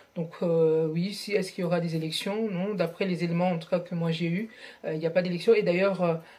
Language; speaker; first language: French; non-native, local second language; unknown